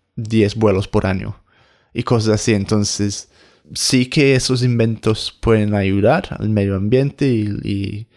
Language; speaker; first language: Spanish; non-native, fluent; English